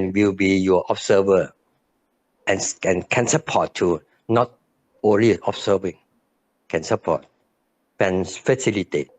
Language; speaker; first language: English; non-native, learner; Thai